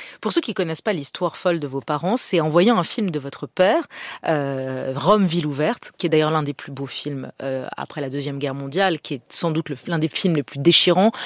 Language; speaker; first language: French; native; French